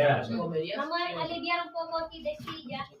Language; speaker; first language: Spanish; non-native, fluent; Filipino